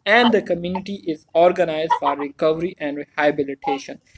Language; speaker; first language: English; non-native, local second language; Urdu